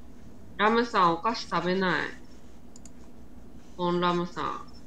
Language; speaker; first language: Japanese; non-native, fluent; Vietnamese